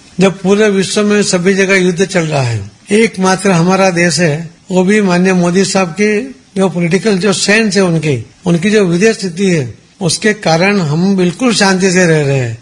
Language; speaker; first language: Hindi; non-native, local second language; Gujarati